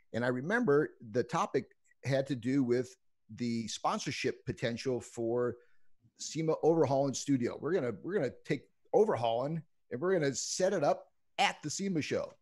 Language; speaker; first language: English; native; English